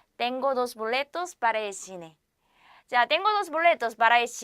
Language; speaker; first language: Spanish; non-native, fluent; Korean